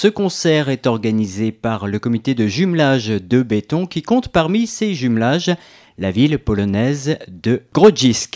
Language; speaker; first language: French; native; French